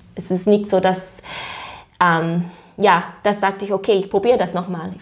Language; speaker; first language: German; non-native, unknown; English